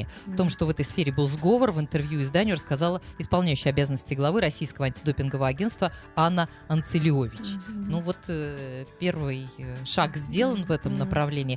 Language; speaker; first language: Russian; native; Russian